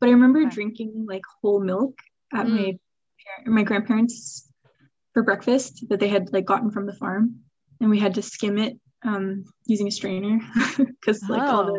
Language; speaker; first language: English; early bilingual, other home language; Swiss German